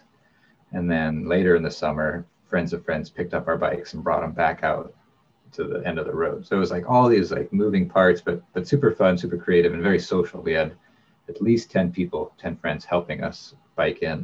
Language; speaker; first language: English; native; English